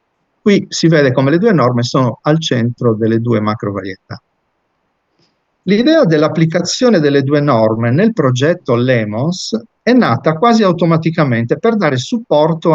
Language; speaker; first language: Italian; native; Italian